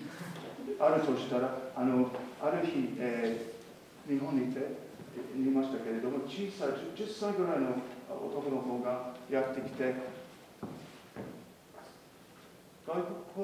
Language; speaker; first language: Japanese; non-native, fluent; English